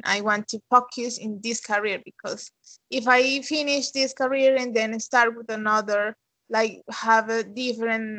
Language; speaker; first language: English; non-native, fluent; Spanish